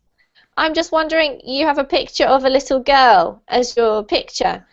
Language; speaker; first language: English; native; English